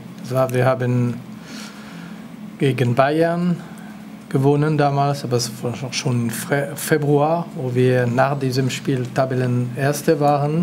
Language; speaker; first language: German; non-native, local second language; French